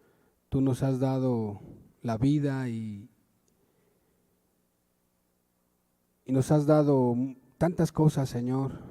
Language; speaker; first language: Spanish; native; Spanish